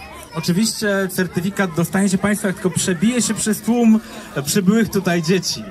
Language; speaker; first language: Polish; native; Polish